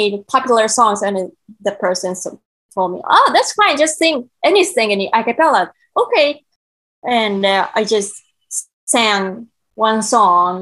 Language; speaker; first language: English; non-native, learner; Japanese